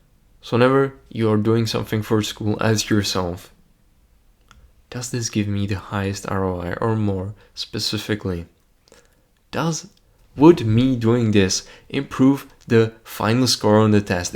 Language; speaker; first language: English; non-native, fluent; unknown